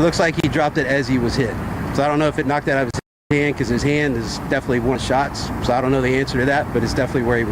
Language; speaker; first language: English; native; English